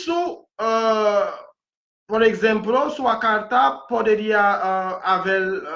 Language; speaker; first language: Portuguese; non-native, fluent; Haitian Creole